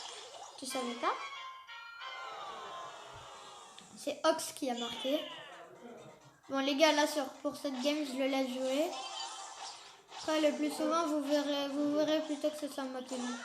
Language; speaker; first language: French; native; French